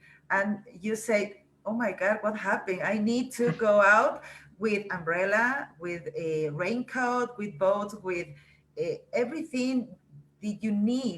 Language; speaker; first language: English; non-native, learner; Spanish